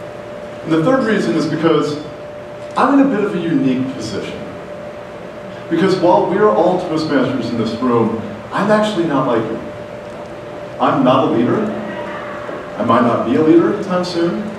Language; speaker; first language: English; native; English